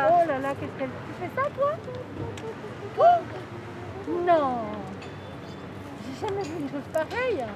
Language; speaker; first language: French; native; French